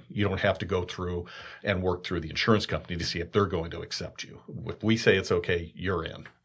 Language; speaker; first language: English; native; English